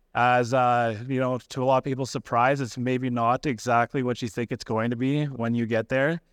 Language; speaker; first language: English; native; English